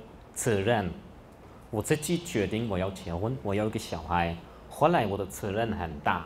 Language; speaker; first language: Chinese; non-native, fluent; German